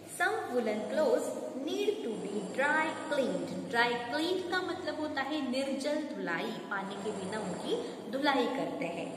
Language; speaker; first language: Hindi; non-native, local second language; Marathi